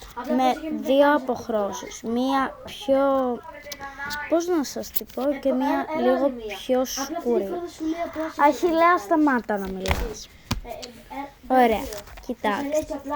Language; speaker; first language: Greek; native; Greek